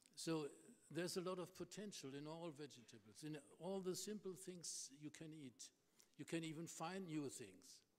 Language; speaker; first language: English; non-native, fluent; German